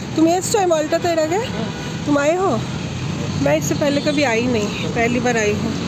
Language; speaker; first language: Hindi; non-native, local second language; Bangla